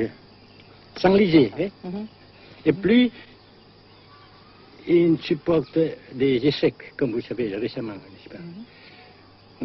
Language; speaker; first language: French; non-native, fluent; Vietnamese